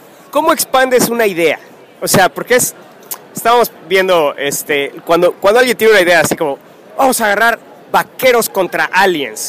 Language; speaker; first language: Spanish; native; Spanish